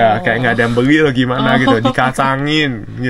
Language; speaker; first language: Indonesian; native; Indonesian